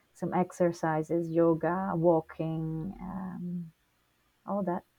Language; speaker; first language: English; non-native, fluent; Portuguese